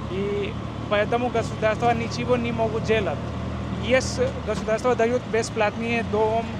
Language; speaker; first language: Russian; non-native, learner; Hindi